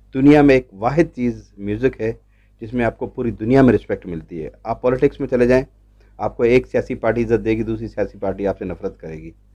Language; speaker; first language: Urdu; non-native, local second language; Sindhi